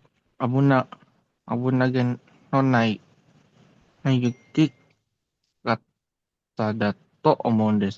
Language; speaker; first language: Japanese; non-native, learner; Indonesian